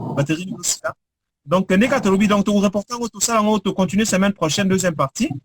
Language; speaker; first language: French; non-native, local second language; Lingala